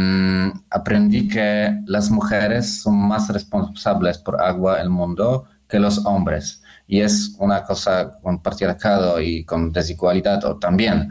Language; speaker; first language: Spanish; non-native, learner; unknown